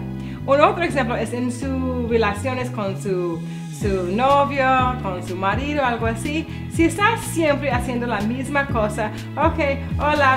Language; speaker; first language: Spanish; non-native, learner; English